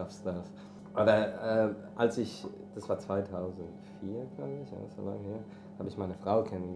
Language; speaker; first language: German; early bilingual, heritage; English